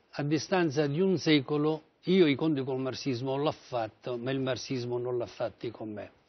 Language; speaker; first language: Italian; native; Italian